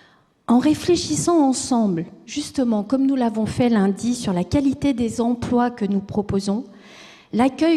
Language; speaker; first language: French; native; French